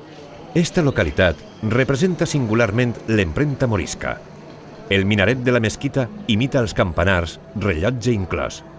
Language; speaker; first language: Catalan; native; Catalan